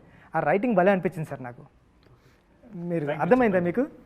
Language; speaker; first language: Telugu; native; Telugu